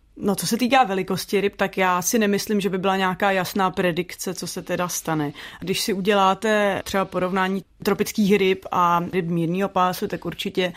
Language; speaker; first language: Czech; native; Czech